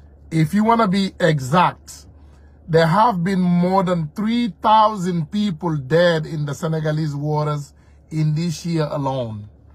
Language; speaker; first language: English; non-native, fluent; Wolof